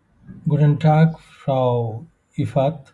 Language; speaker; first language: German; non-native, fluent; Bangla